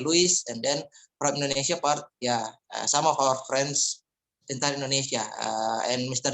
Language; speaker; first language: English; non-native, fluent; Indonesian